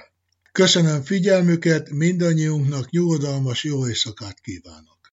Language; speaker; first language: Hungarian; native; Hungarian